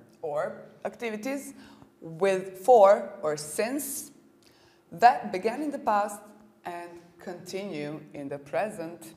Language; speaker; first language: English; non-native, fluent; Serbian